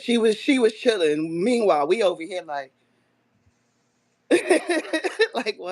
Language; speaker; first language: English; native; English